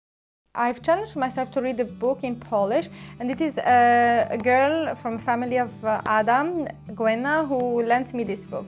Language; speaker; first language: English; non-native, local second language; Arabic